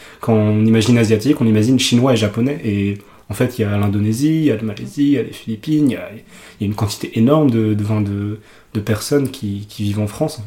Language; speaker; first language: French; early bilingual, other home language; Urdu